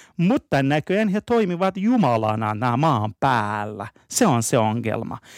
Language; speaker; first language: Finnish; non-native, fluent; Persian